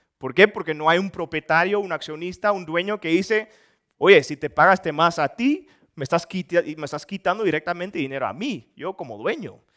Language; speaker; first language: Spanish; non-native, fluent; Dutch